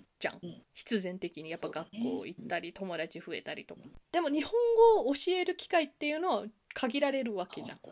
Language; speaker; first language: Japanese; early bilingual, heritage; Japanese